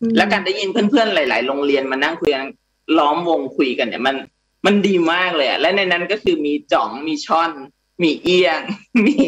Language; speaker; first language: Thai; native; Thai